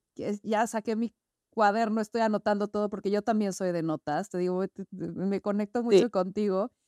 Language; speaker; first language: Spanish; native; Spanish